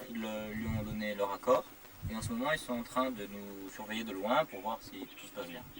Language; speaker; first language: French; native; French